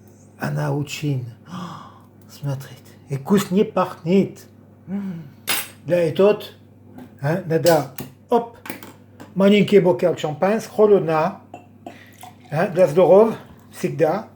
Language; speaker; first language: Russian; non-native, learner; French